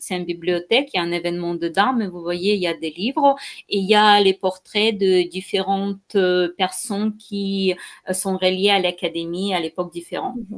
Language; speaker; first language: French; non-native, fluent; Ukrainian